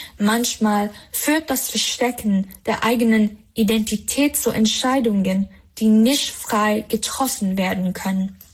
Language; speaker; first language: German; non-native, fluent; Persian